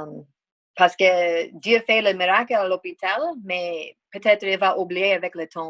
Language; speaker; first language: French; non-native, learner; English